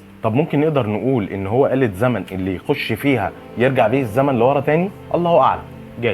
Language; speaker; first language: Arabic; native; Arabic